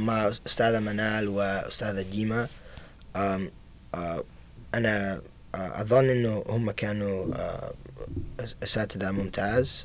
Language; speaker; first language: Arabic; non-native, learner; English